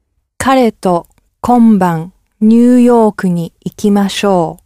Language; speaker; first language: Japanese; non-native, learner; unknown